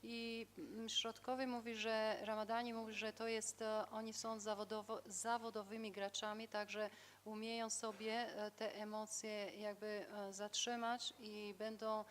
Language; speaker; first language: Polish; non-native, fluent; Albanian